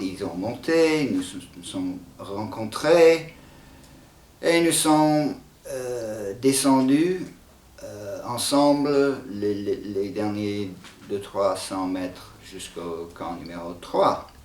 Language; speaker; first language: French; non-native, fluent; English